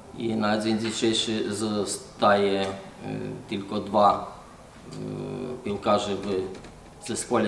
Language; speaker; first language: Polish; non-native, learner; Ukrainian